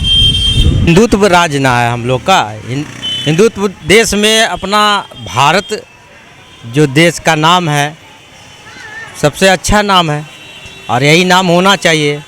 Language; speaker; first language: Hindi; non-native, local second language; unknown